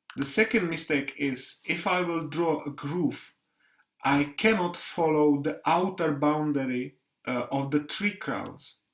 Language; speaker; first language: English; non-native, fluent; Czech